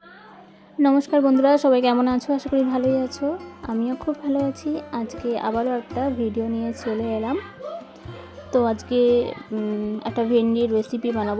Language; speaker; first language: Bangla; native; Bangla